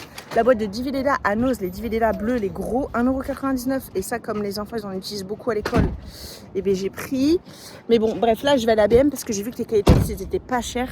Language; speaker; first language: French; native; French